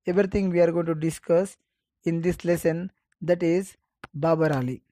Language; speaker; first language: English; non-native, local second language; Kannada